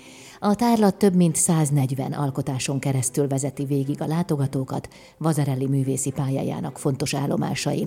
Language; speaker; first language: Hungarian; native; Hungarian